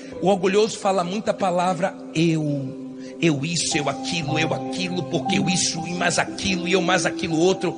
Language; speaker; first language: Portuguese; native; Portuguese